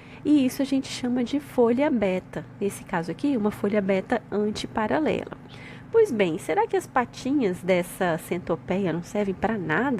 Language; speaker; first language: Portuguese; native; Portuguese